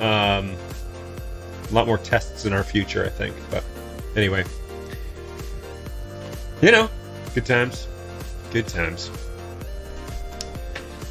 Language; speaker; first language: English; native; English